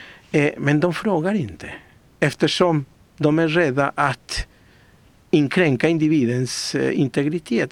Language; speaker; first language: Swedish; non-native, fluent; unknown